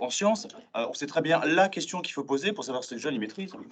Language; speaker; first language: French; native; French